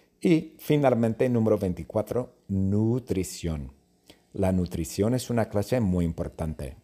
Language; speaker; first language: Spanish; non-native, fluent; English